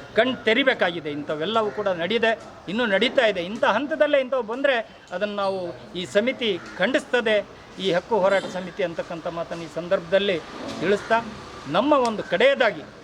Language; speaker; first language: Kannada; non-native, local second language; Lambadi